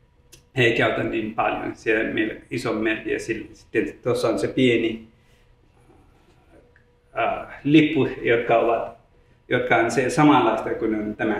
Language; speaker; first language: Finnish; non-native, learner; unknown